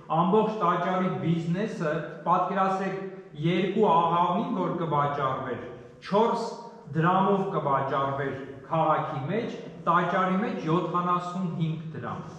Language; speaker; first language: Armenian; native; Armenian